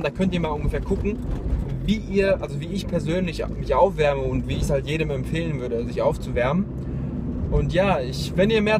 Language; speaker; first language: German; native; German